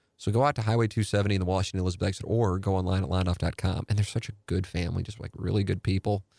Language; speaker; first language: English; native; English